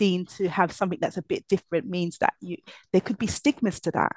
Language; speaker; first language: English; native; English